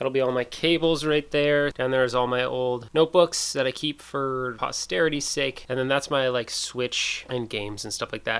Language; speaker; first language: English; native; English